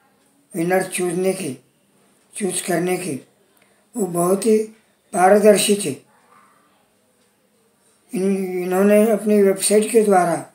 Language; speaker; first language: Hindi; non-native, local second language; Marathi